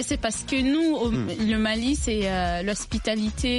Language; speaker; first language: French; non-native, local second language; Bambara